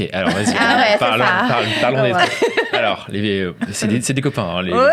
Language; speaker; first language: French; native; French